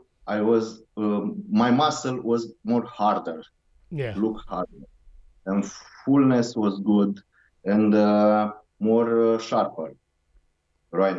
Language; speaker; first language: English; non-native, learner; Romanian